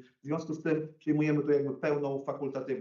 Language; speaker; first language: Polish; native; Polish